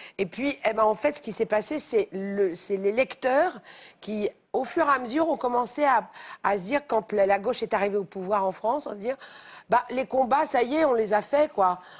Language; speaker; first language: French; native; French